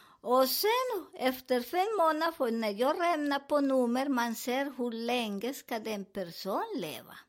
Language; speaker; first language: Swedish; non-native, learner; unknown